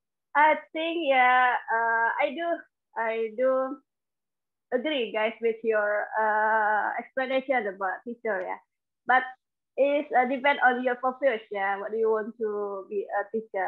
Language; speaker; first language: English; non-native, learner; Indonesian